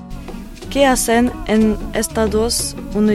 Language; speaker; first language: Spanish; non-native, learner; French